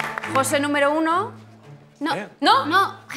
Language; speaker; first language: Spanish; native; Spanish